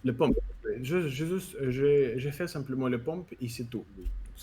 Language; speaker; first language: French; non-native, learner; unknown